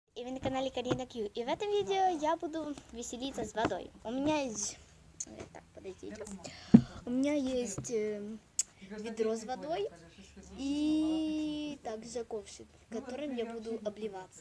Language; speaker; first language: Russian; non-native, local second language; Ukrainian